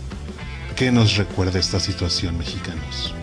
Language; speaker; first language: Spanish; native; Spanish